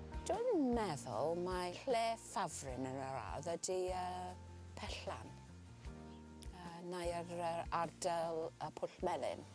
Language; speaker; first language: Welsh; non-native, learner; English